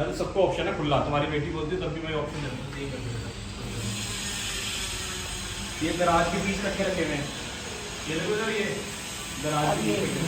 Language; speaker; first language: Hindi; native; Hindi